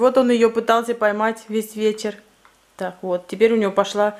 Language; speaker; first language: Russian; native; Russian